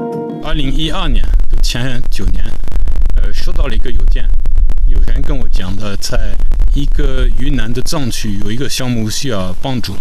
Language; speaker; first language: Chinese; non-native, fluent; French